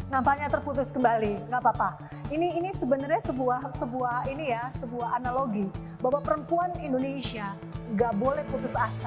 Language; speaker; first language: Indonesian; native; Indonesian